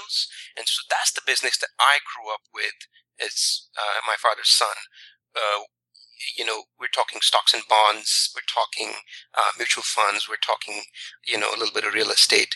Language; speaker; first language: English; non-native, local second language; Punjabi